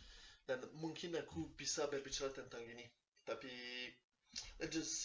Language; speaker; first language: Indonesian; non-native, learner; French